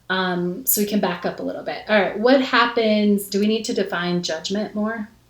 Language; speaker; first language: English; native; English